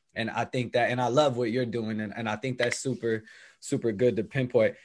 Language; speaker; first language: English; native; English